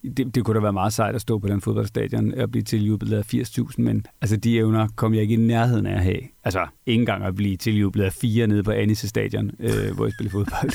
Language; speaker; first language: Danish; native; Danish